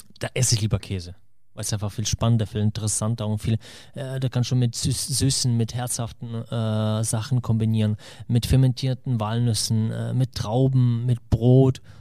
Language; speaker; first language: German; non-native, fluent; Russian